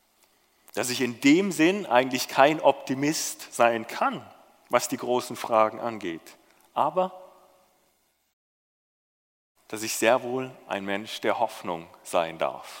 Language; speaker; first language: German; native; German